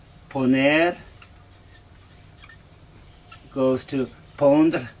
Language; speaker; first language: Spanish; non-native, learner; English